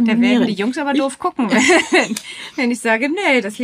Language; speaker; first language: German; native; German